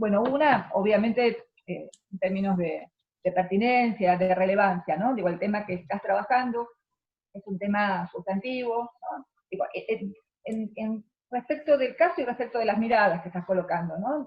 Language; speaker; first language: Spanish; native; Spanish